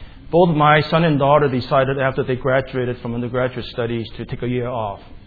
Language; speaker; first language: English; native; English